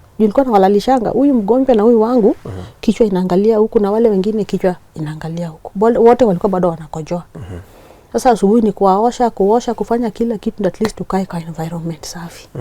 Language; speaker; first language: Swahili; non-native, local second language; Luo (Kenya and Tanzania)